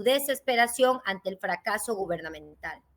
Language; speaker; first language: Spanish; native; Spanish